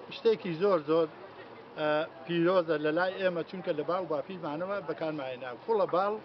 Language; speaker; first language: Central Kurdish; non-native, local second language; Gurani